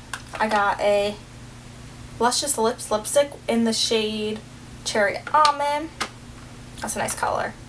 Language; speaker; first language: English; native; English